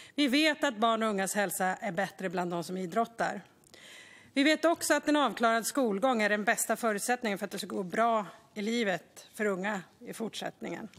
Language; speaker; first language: Swedish; native; Swedish